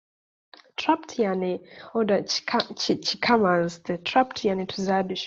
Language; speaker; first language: Turkish; non-native, learner; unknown